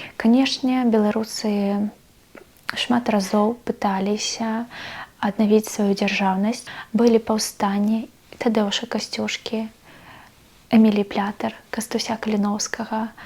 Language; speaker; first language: Belarusian; non-native, local second language; Russian